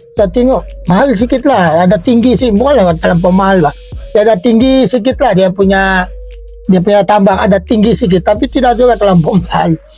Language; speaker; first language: Malay; non-native, fluent; Filipino